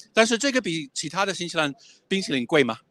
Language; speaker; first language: Chinese; non-native, fluent; English